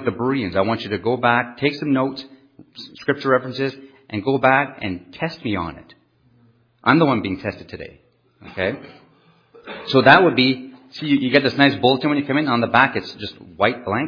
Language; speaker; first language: English; non-native, fluent; French